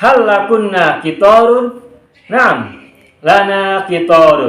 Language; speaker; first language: Arabic; non-native, fluent; Indonesian